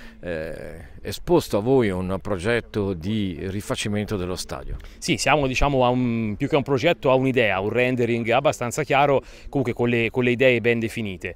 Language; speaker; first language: Italian; native; Italian